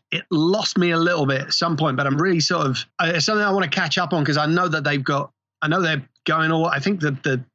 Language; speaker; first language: English; native; English